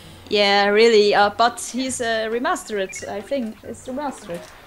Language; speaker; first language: English; non-native, learner; German